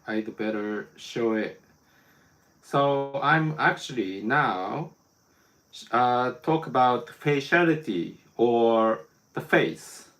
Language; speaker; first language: English; non-native, learner; Japanese